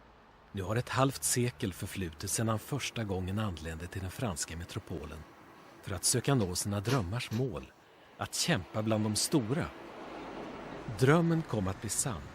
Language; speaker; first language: Swedish; native; Swedish